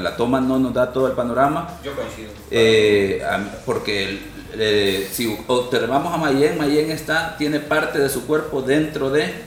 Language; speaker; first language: Spanish; native; Spanish